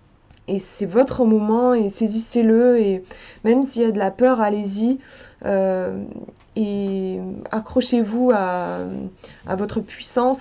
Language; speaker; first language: French; native; French